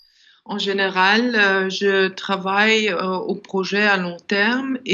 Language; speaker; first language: French; non-native, fluent; German